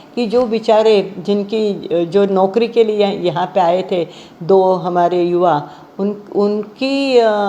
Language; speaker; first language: Hindi; non-native, local second language; Marathi